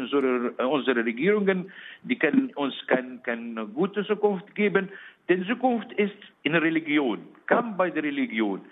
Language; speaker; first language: German; non-native, learner; Arabic